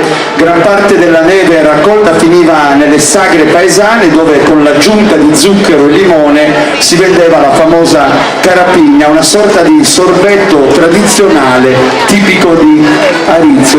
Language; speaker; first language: Italian; native; Italian